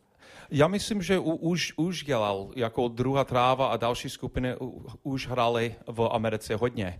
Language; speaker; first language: Czech; non-native, learner; English